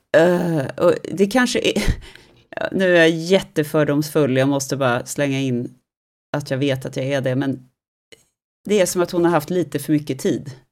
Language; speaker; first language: Swedish; native; Swedish